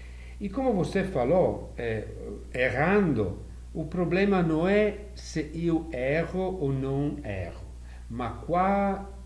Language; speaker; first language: Portuguese; non-native, fluent; Italian